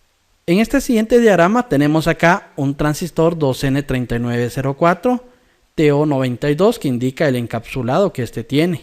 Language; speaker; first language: Spanish; native; Spanish